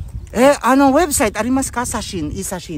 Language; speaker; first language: Japanese; non-native, learner; Filipino